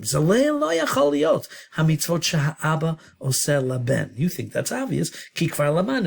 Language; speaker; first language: Hebrew; non-native, fluent; English